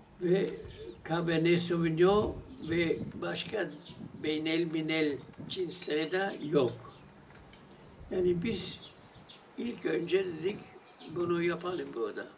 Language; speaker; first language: Turkish; non-native, fluent; German